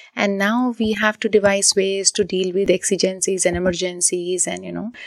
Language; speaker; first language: English; non-native, local second language; Hindi